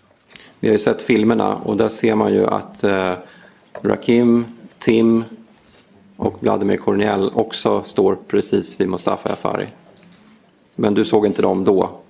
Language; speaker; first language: Swedish; native; Swedish